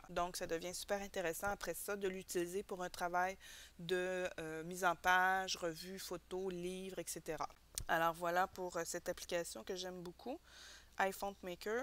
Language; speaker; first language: French; native; French